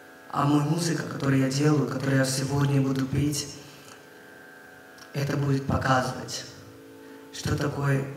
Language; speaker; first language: Russian; non-native, learner; Hindi